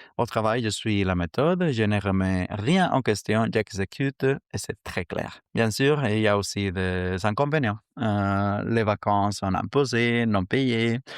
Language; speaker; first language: French; non-native, fluent; Spanish